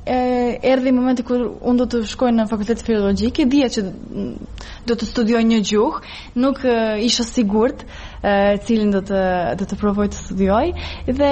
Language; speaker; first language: Albanian; non-native, fluent; Serbian